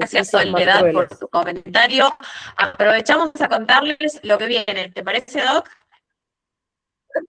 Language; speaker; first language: Spanish; native; Spanish